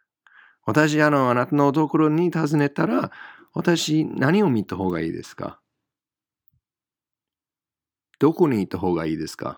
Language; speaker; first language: Japanese; non-native, fluent; English